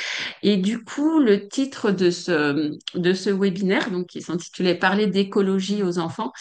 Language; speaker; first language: French; native; French